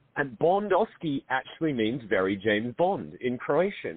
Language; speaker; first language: English; native; English